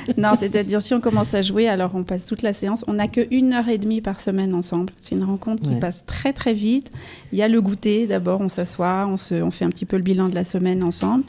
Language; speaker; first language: French; native; French